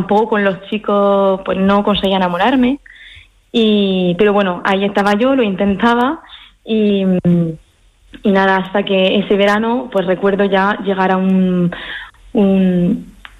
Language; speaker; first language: Spanish; early bilingual, heritage; French